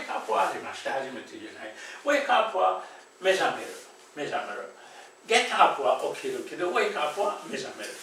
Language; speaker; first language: Japanese; non-native, fluent; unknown